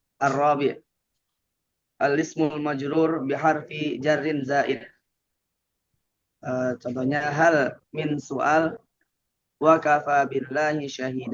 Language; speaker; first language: Arabic; non-native, learner; Indonesian